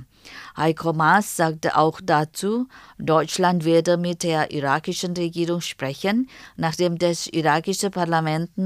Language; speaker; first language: German; non-native, fluent; Indonesian